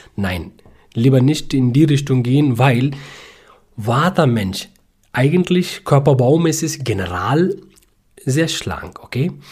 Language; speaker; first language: German; non-native, learner; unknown